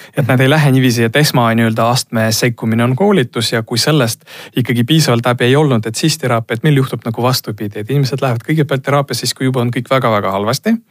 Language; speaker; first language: Estonian; non-native, local second language; Russian